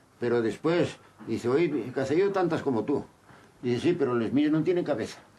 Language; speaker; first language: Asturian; native; Asturian